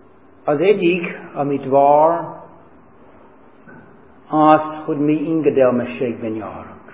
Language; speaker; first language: Hungarian; non-native, fluent; English